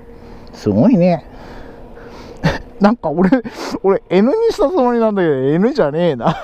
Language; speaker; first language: Japanese; native; Japanese